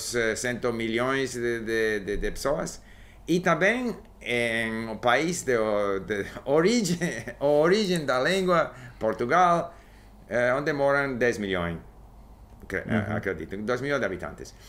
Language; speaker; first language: Portuguese; non-native, learner; English